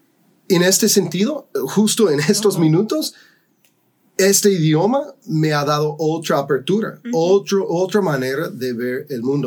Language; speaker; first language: Spanish; non-native, fluent; English